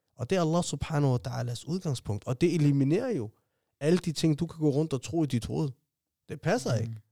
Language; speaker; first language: Danish; early bilingual, other home language; Somali